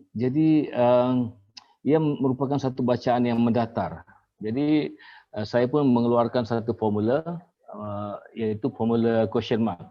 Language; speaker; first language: Malay; native; Malay